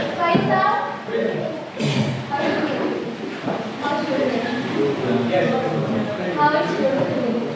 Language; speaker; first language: English; non-native, fluent; Indonesian